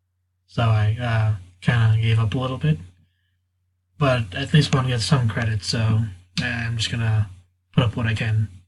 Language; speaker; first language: English; native; English